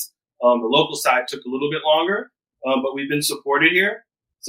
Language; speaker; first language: English; native; English